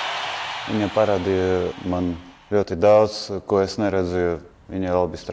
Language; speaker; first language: Latvian; non-native, local second language; Russian